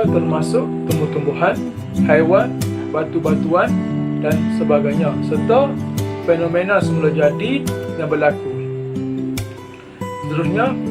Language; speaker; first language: Malay; native; Malay